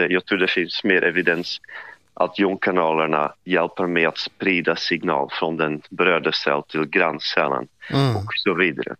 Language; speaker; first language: Swedish; non-native, fluent; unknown